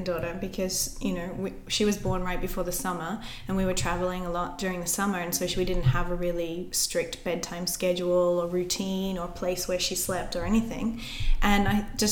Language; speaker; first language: English; native; English